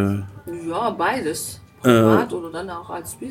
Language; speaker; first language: German; native; German